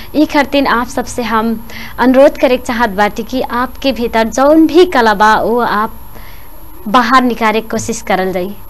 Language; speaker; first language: Bhojpuri; non-native, local second language; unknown